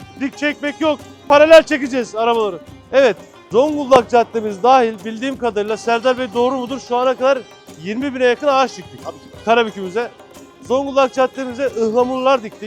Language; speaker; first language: Turkish; native; Turkish